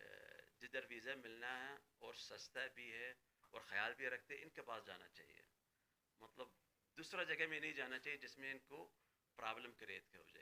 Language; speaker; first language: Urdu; non-native, fluent; Arabic